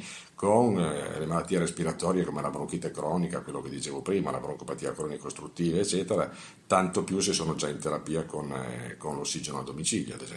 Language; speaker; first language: Italian; native; Italian